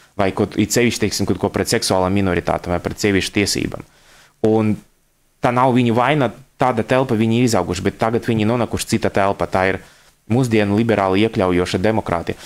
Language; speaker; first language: Latvian; non-native, local second language; Russian